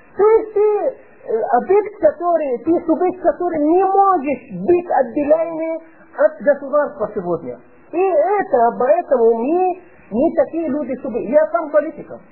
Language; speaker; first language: Russian; non-native, fluent; Arabic